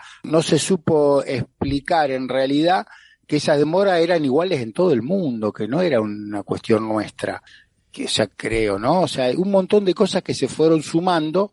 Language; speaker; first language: Spanish; native; Spanish